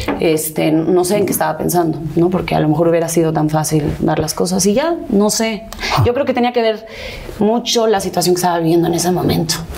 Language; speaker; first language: Spanish; early bilingual, other home language; Catalan